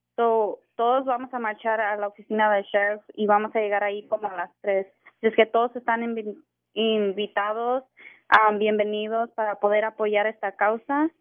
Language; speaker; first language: Spanish; early bilingual, heritage; Spanish